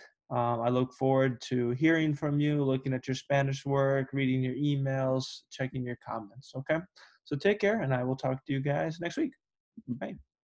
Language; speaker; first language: English; native; English